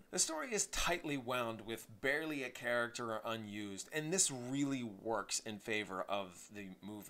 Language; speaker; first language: English; native; English